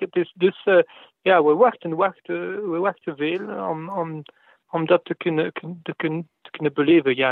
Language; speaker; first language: Dutch; non-native, local second language; French